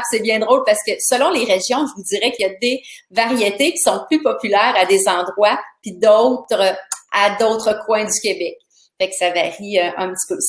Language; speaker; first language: French; native; French